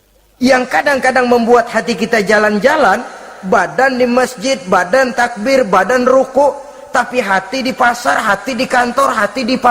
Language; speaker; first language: Indonesian; native; Indonesian